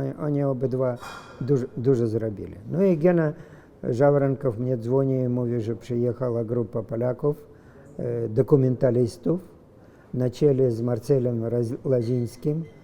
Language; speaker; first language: Polish; non-native, fluent; Russian